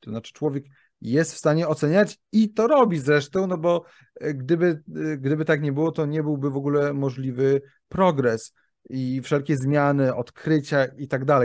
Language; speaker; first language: Polish; native; Polish